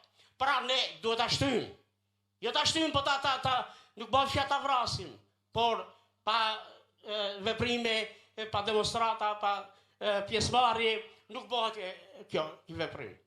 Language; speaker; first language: Albanian; native; Albanian